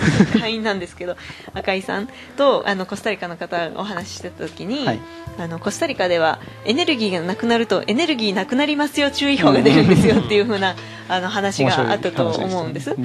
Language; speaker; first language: Japanese; native; Japanese